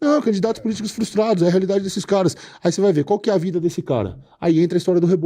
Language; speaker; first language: Portuguese; native; Portuguese